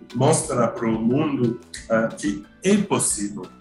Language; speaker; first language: Portuguese; non-native, fluent; English